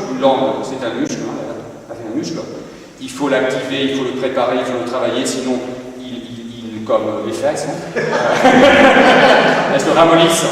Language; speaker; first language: French; non-native, fluent; Spanish